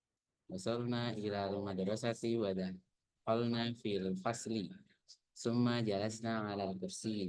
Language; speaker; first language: Arabic; non-native, learner; Indonesian